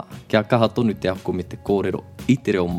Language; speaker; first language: Māori; non-native, local second language; English